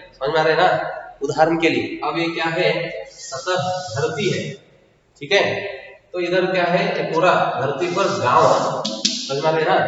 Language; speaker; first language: Hindi; non-native, local second language; Kannada